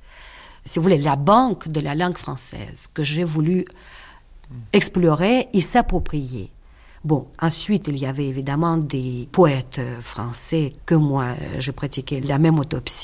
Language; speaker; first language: French; non-native, fluent; Russian